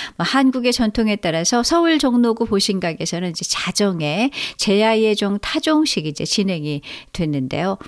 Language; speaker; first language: Korean; native; Korean